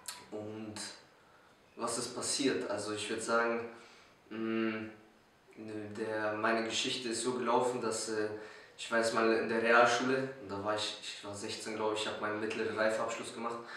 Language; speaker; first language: German; early bilingual, other home language; Polish